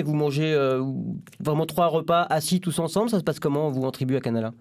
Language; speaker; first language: French; native; French